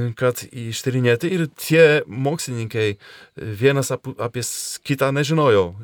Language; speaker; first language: Lithuanian; non-native, fluent; Polish